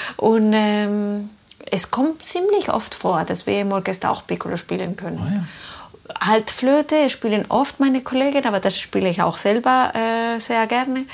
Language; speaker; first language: German; non-native, fluent; Spanish